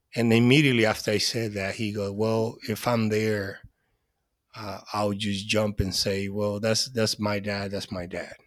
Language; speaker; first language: English; early bilingual, other home language; Spanish